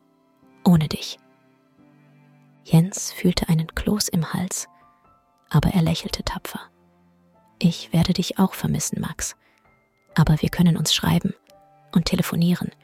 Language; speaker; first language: German; native; German